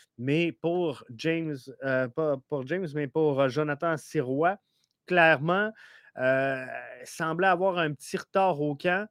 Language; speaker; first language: French; native; French